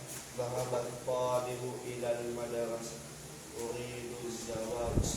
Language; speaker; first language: Arabic; non-native, learner; Filipino